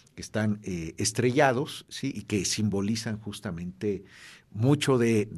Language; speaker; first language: Spanish; native; Spanish